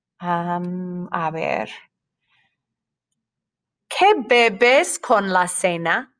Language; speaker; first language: Spanish; non-native, fluent; English